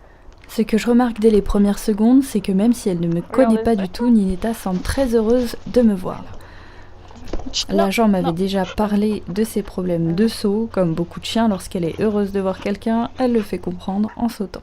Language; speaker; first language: French; native; French